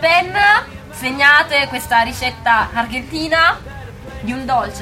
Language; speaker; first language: Italian; native; Italian